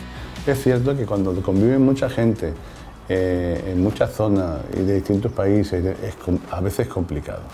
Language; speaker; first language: Spanish; native; Spanish